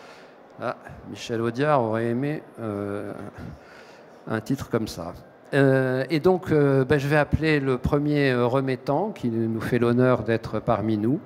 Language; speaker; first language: French; native; French